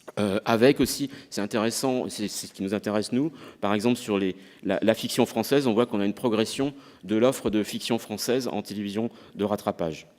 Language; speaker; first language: French; native; French